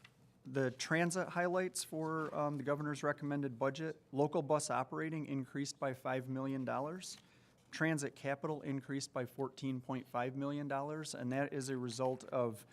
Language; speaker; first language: English; native; English